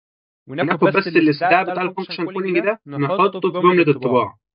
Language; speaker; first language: Arabic; native; Arabic